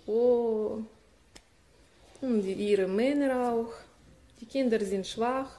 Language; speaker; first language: German; non-native, learner; Russian